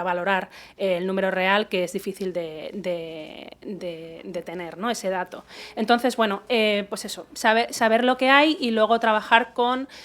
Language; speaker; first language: Spanish; native; Spanish